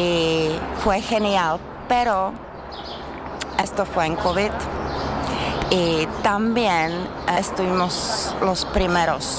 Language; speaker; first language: Spanish; non-native, fluent; Czech